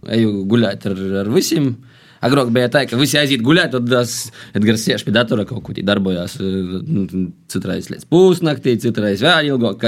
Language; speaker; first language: Latvian; native; Latvian